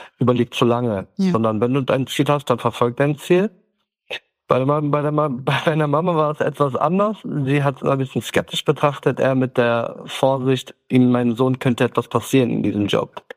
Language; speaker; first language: German; early bilingual, other home language; Turkish